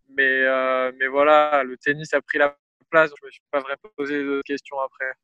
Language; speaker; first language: French; native; French